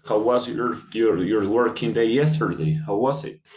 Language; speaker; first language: English; non-native, fluent; Spanish